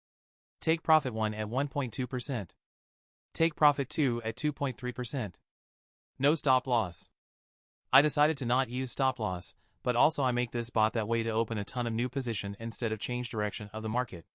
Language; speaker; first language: English; non-native, fluent; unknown